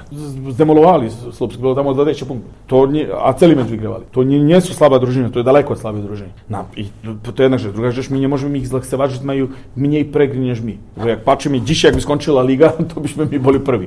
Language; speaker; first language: Polish; non-native, fluent; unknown